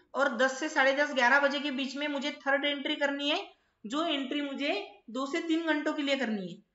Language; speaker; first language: Hindi; non-native, local second language; Marathi